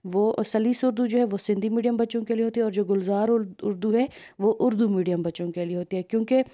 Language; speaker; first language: Urdu; non-native, local second language; Sindhi